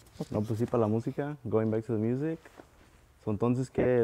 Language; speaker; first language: Spanish; early bilingual, heritage; Spanish